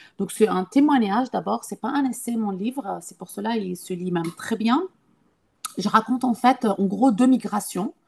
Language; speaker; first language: French; non-native, local second language; Arabic